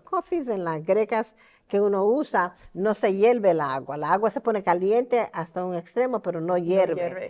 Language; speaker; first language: Spanish; early bilingual, heritage; Spanish